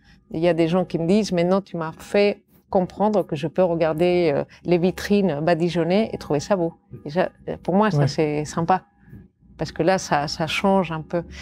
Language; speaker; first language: French; non-native, fluent; Catalan